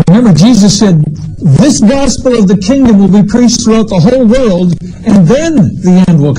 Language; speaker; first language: English; native; English